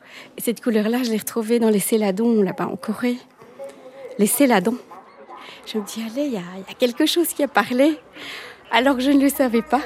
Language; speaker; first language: French; native; French